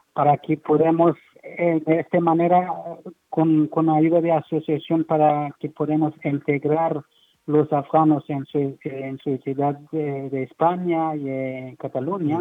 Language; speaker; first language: Spanish; non-native, learner; Persian